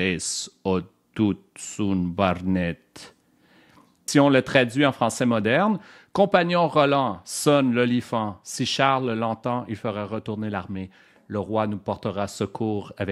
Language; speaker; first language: French; native; French